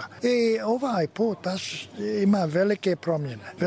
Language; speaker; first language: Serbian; early bilingual, heritage; Serbian